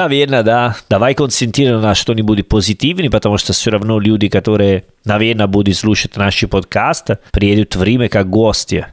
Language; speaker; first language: Russian; non-native, learner; Italian